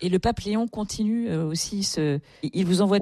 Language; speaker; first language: French; native; French